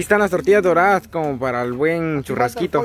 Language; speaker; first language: Spanish; native; Spanish